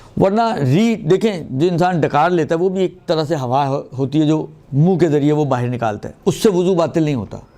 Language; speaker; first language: Urdu; non-native, local second language; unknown